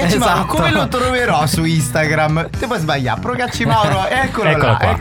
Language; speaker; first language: Italian; native; Italian